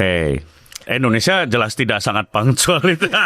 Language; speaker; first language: Indonesian; native; Indonesian